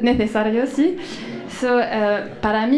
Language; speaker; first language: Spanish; non-native, fluent; French